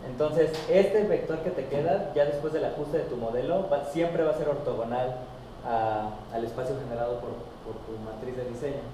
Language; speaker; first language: Spanish; native; Spanish